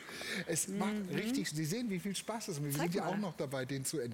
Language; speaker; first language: German; native; German